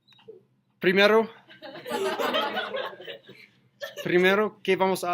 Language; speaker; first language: Spanish; non-native, learner; English